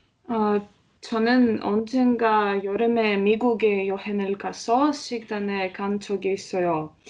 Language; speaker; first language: Korean; non-native, learner; Latvian